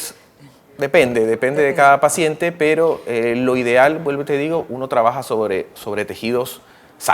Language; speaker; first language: Spanish; native; Spanish